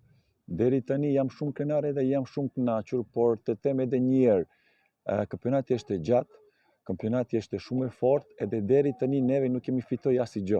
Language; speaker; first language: Albanian; non-native, learner; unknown